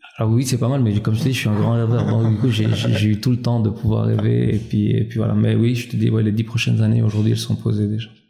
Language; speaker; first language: French; early bilingual, other home language; Albanian